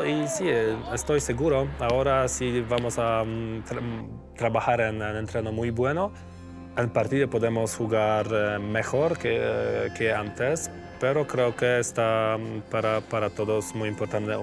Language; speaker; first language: Spanish; non-native, learner; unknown